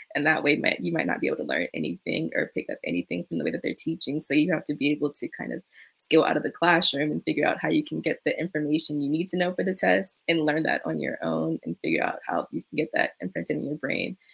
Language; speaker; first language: English; native; English